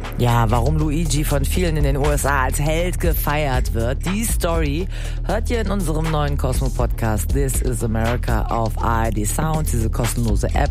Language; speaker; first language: German; native; German